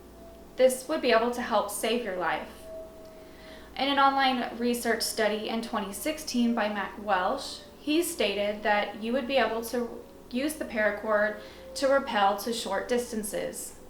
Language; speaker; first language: English; native; English